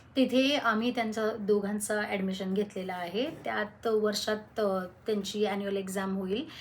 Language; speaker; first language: Marathi; non-native, local second language; Hindi